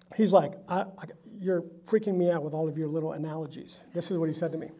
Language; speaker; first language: English; early bilingual, other home language; Spanish